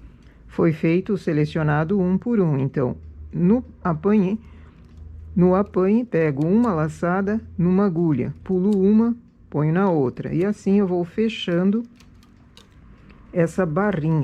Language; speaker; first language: Portuguese; native; Portuguese